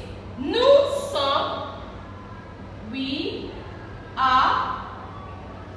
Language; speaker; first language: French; non-native, learner; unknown